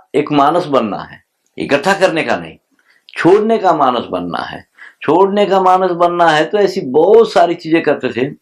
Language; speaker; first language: Hindi; non-native, local second language; Telugu